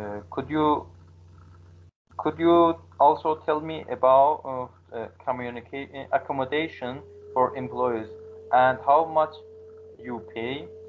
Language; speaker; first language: English; non-native, learner; Azerbaijani